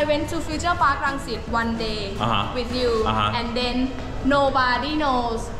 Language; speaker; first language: English; non-native, learner; Thai